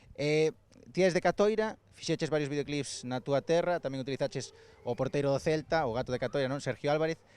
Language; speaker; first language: Galician; native; Galician